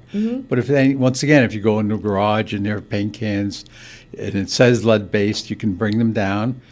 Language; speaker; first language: English; native; English